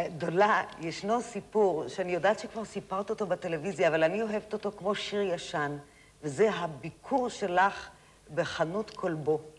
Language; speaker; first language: Hebrew; native; Hebrew